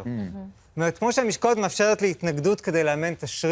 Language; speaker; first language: Hebrew; native; Hebrew